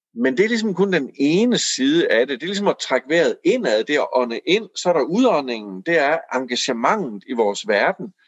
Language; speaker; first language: Danish; native; Danish